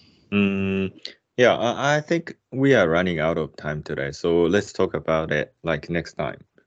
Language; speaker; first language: English; non-native, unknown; Japanese